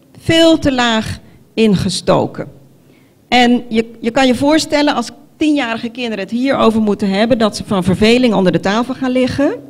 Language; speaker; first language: Dutch; non-native, local second language; Papiamento